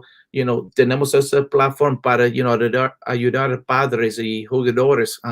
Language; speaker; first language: Spanish; non-native, learner; English